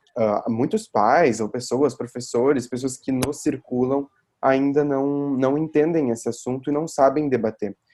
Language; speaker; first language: Portuguese; native; Portuguese